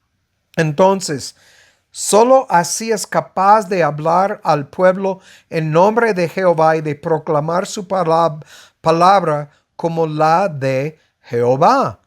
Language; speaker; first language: Spanish; non-native, fluent; English